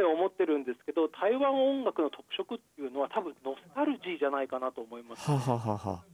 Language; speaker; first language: Japanese; native; Japanese